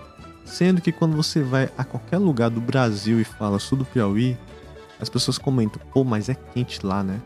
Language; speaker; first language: Portuguese; native; Portuguese